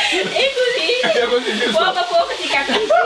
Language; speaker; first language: Italian; non-native, learner; Wolof